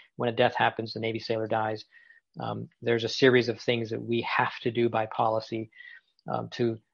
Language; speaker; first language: English; native; English